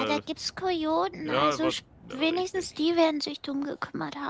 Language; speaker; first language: German; native; German